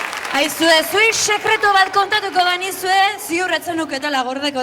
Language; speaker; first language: Basque; native; Basque